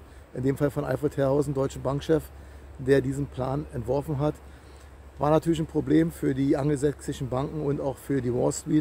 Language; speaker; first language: German; native; German